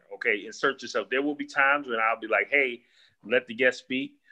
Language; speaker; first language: English; native; English